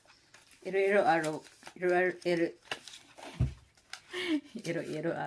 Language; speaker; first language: Japanese; non-native, learner; Filipino